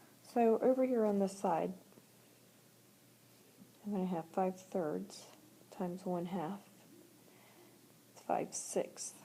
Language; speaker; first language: English; native; English